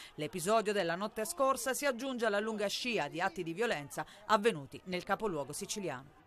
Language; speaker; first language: Italian; non-native, fluent; Polish